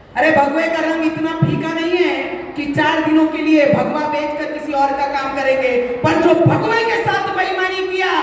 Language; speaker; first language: Hindi; non-native, local second language; Marathi